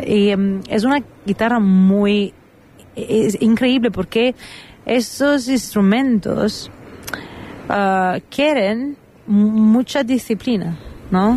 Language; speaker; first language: Spanish; non-native, fluent; Italian